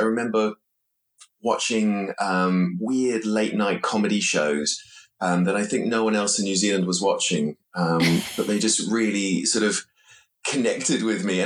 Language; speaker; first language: English; native; English